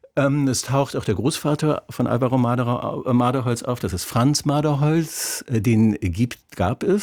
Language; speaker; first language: German; native; German